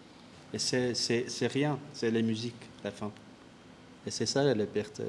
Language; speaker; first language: French; non-native, learner; Arabic